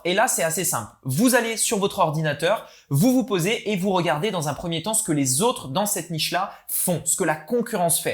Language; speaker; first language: French; native; French